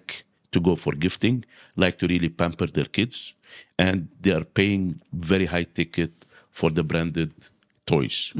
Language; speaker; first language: English; non-native, local second language; Arabic